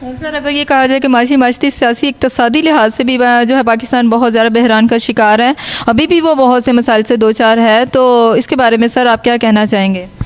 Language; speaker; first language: Urdu; non-native, local second language; Pashto